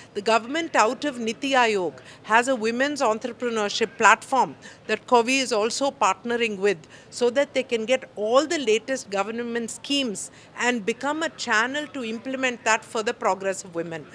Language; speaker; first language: English; non-native, local second language; Telugu